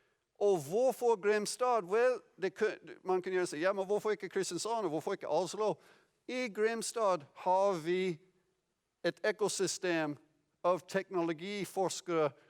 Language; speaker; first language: Norwegian; non-native, fluent; English